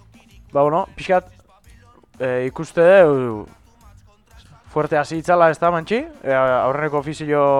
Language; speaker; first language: Basque; native; Basque